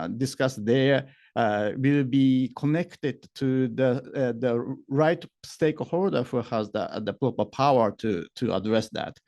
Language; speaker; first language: English; non-native, fluent; Japanese